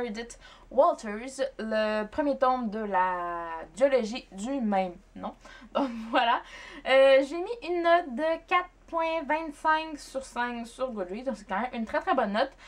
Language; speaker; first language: French; native; French